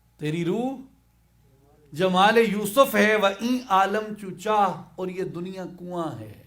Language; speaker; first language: Urdu; non-native, local second language; Saraiki